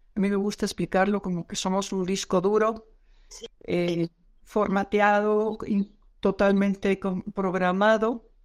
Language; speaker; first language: Spanish; non-native, fluent; Dutch